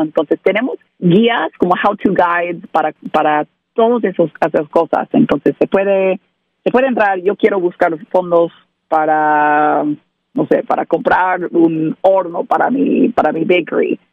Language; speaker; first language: Spanish; non-native, learner; English